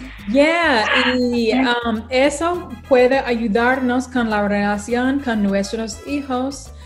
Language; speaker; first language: Spanish; non-native, learner; English